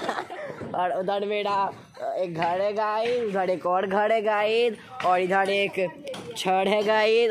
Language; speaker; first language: Hindi; native; Hindi